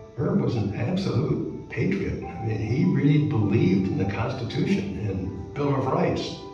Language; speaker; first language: English; native; English